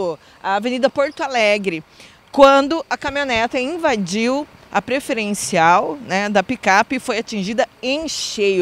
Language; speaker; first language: Portuguese; native; Portuguese